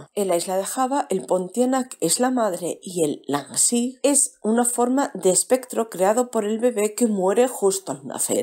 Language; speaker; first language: Spanish; native; Spanish